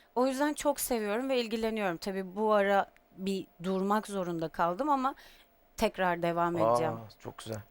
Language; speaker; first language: Turkish; native; Turkish